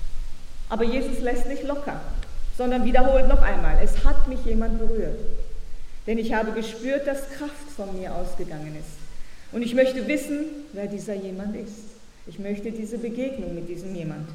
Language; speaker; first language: German; native; German